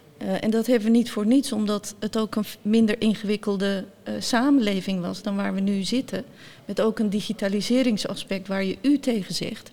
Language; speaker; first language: Dutch; early bilingual, other home language; Turkish